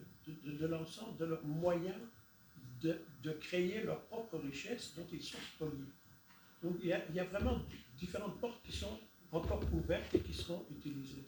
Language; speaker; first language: French; native; French